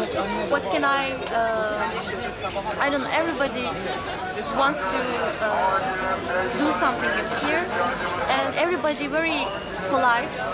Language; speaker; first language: English; non-native, learner; Turkish